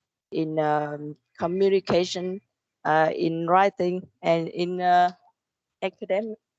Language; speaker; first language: English; non-native, learner; Vietnamese